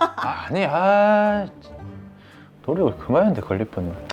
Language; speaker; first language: Korean; native; Korean